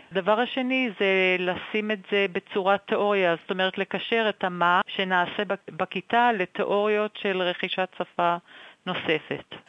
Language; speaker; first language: Hebrew; native; Hebrew